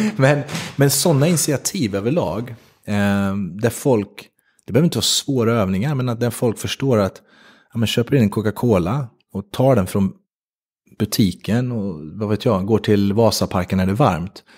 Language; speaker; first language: Swedish; native; Swedish